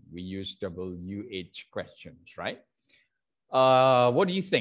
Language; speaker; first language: English; non-native, fluent; Indonesian